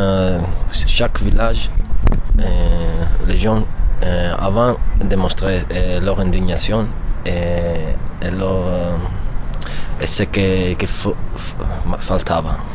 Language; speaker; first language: French; non-native, learner; Italian